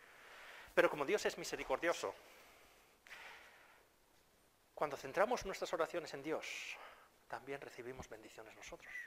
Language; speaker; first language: Spanish; non-native, fluent; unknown